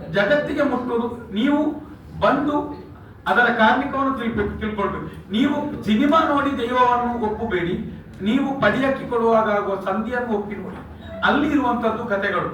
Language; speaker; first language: Kannada; non-native, local second language; Tulu